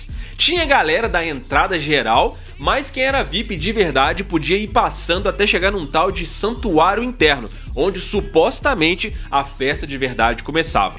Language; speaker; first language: Portuguese; native; Portuguese